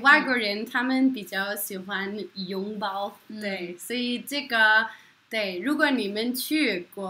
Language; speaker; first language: Chinese; non-native, fluent; Norwegian